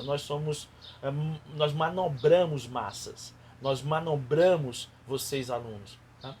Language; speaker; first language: Portuguese; native; Portuguese